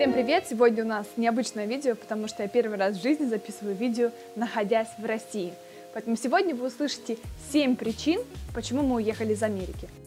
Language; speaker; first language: Russian; native; Russian